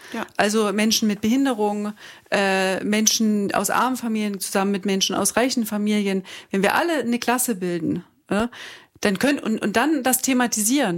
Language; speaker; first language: German; native; German